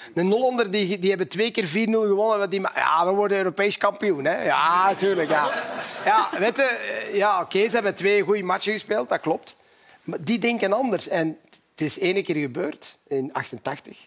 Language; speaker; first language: Dutch; native; Dutch